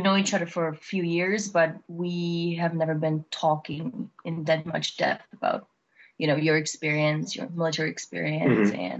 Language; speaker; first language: English; non-native, fluent; Czech